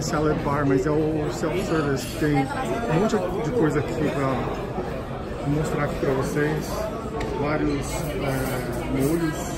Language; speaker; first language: Portuguese; non-native, fluent; Japanese